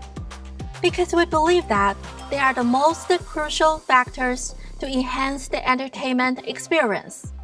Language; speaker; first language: English; non-native, fluent; Chinese